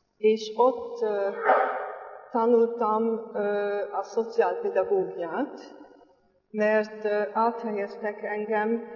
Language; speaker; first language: Hungarian; non-native, learner; German